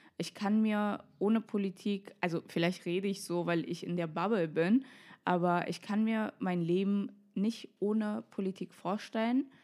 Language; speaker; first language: German; non-native, fluent; Russian